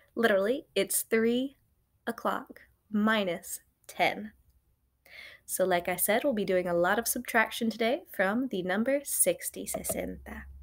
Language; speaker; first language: English; native; English